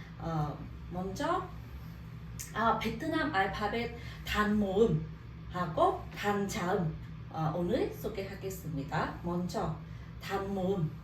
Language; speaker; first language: Korean; non-native, learner; Vietnamese